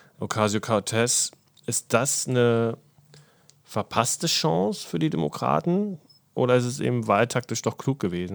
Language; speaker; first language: German; native; German